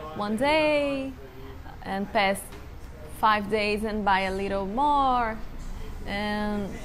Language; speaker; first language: English; non-native, learner; Portuguese